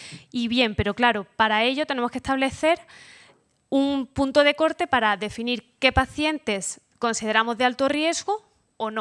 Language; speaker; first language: Spanish; native; Spanish